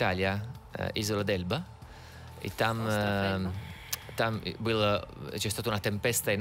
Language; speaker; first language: Russian; non-native, learner; Italian